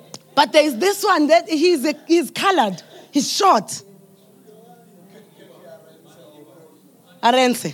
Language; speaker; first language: English; non-native, local second language; Zulu